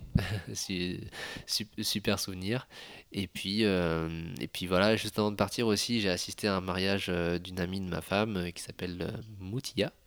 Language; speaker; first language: French; native; French